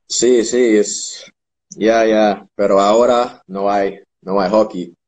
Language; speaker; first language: Spanish; non-native, learner; English